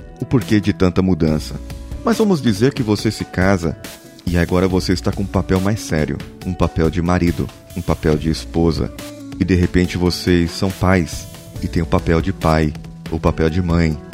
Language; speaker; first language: Portuguese; native; Portuguese